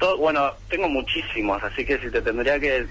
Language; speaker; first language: Spanish; native; Spanish